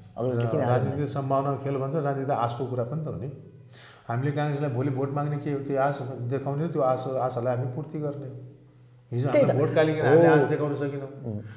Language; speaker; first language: Nepali; native; Nepali